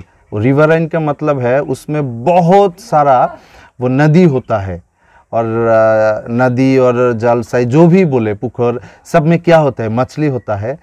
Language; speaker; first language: Hindi; non-native, fluent; Bangla